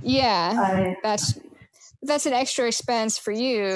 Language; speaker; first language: English; native; English